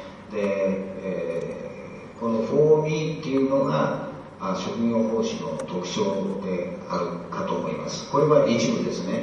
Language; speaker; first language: Japanese; native; Japanese